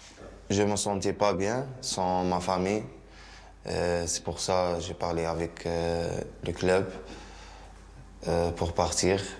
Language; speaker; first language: French; non-native, learner; Arabic